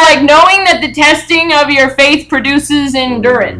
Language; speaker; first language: English; native; English